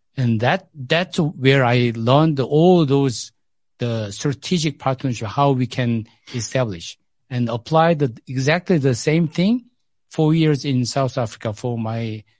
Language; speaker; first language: English; non-native, fluent; Korean